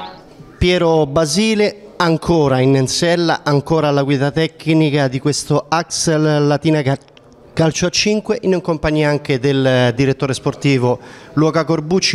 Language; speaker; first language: Italian; native; Italian